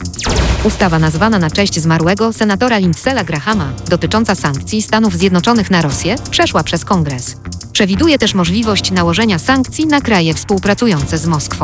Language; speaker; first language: Polish; native; Polish